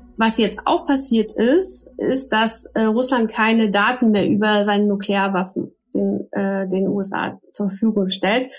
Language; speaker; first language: German; native; German